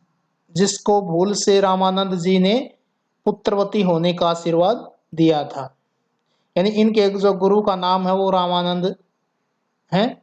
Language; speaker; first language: Hindi; native; Hindi